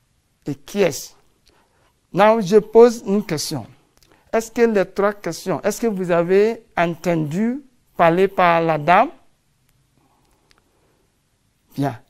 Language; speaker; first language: French; non-native, fluent; English